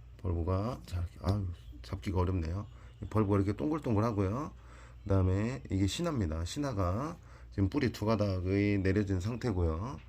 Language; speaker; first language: Korean; native; Korean